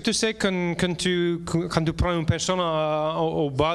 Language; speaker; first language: French; non-native, learner; English